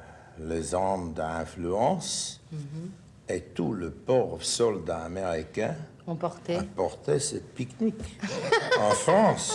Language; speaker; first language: French; non-native, fluent; English